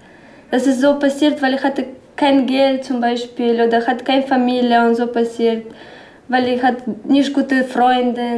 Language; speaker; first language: German; non-native, learner; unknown